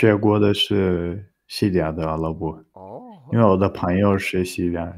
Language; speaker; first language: Chinese; non-native, learner; Portuguese